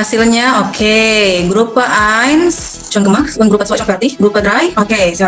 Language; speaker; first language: German; non-native, learner; Indonesian